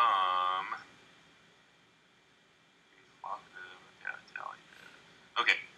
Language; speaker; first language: French; non-native, learner; English